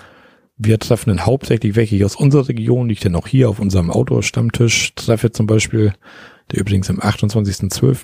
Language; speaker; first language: German; native; German